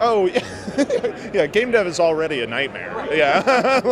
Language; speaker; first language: English; native; English